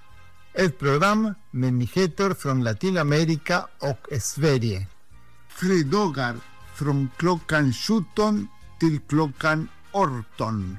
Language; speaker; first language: Swedish; non-native, fluent; Spanish